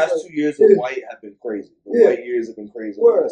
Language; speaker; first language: English; native; English